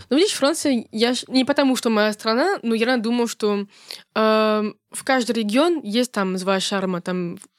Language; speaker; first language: Russian; non-native, fluent; French